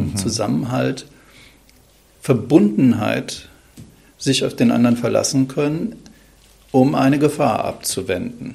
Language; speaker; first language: German; native; German